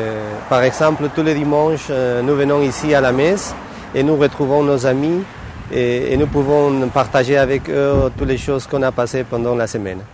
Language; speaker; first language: French; non-native, fluent; Spanish